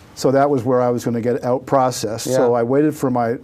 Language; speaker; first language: English; native; English